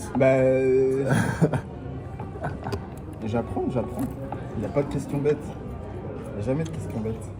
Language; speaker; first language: French; native; French